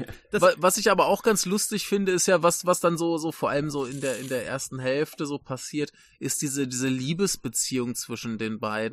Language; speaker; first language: German; native; German